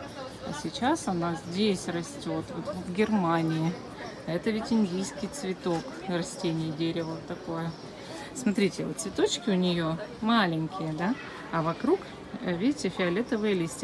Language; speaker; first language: Russian; native; Russian